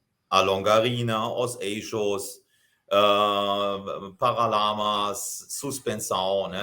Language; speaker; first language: Portuguese; non-native, fluent; German